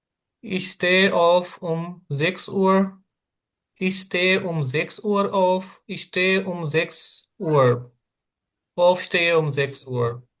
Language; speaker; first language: German; non-native, learner; Urdu